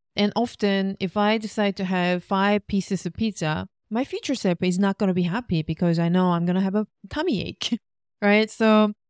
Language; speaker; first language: English; non-native, fluent; Korean